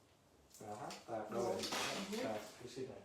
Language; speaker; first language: Czech; non-native, learner; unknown